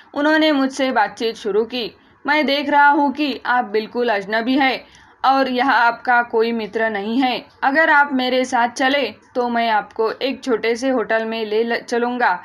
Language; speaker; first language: Hindi; non-native, local second language; Marathi